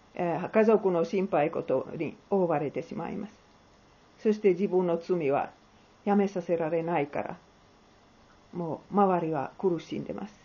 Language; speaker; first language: Japanese; non-native, fluent; Finnish